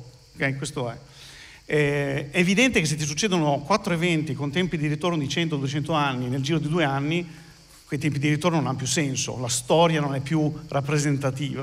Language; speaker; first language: Italian; native; Italian